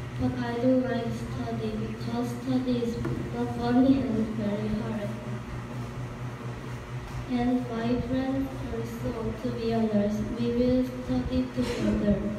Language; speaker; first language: English; non-native, learner; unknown